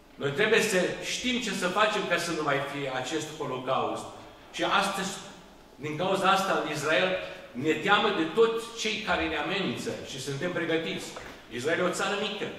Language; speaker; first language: Romanian; early bilingual, heritage; Romanian